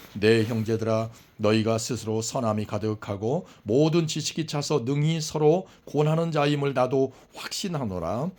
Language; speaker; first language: Korean; native; Korean